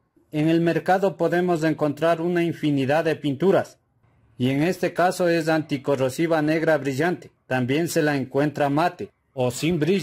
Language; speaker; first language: Spanish; native; Spanish